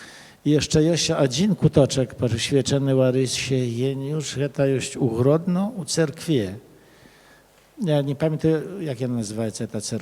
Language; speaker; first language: Polish; early bilingual, other home language; Belarusian